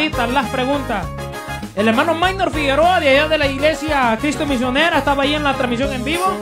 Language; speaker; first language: Spanish; native; Spanish